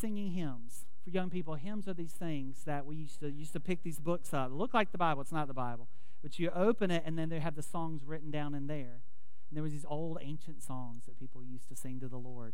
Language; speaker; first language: English; native; English